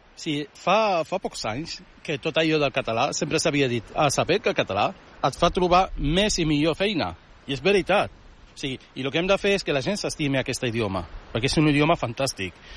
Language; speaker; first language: Catalan; early bilingual, other home language; Arabic